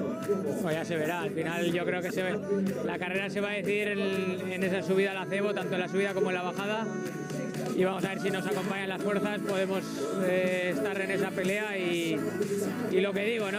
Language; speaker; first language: Spanish; native; Spanish